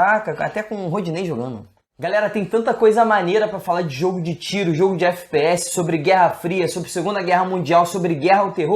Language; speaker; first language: Portuguese; native; Portuguese